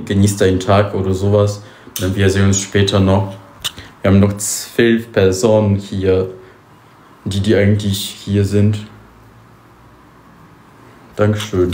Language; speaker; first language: German; early bilingual, other home language; Polish